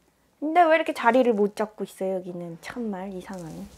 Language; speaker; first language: Korean; native; Korean